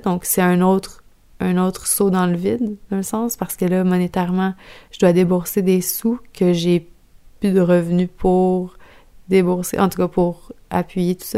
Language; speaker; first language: French; native; French